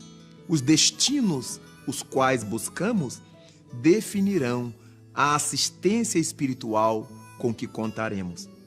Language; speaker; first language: Portuguese; native; Portuguese